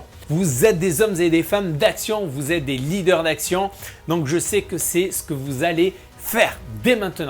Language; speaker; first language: French; native; French